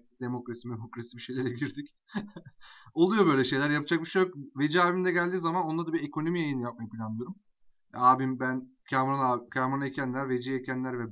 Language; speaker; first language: Turkish; native; Turkish